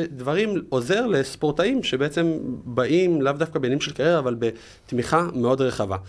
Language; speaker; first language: Hebrew; native; Hebrew